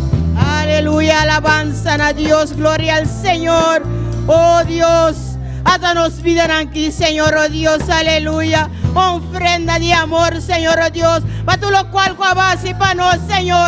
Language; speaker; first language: Spanish; non-native, learner; Papiamento